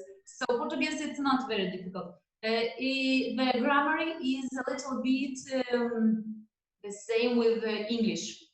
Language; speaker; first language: English; non-native, learner; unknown